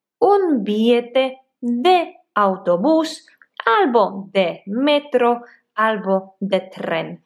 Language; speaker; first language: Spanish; non-native, fluent; Polish